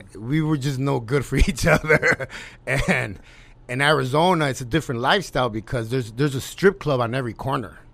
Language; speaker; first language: English; native; English